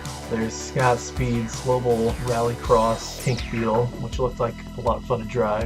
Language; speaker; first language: English; native; English